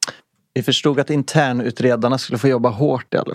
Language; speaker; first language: Swedish; native; Swedish